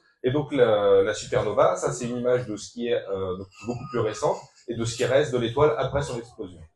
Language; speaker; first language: French; native; French